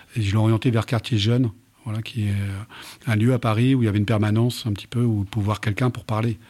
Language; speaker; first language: French; native; French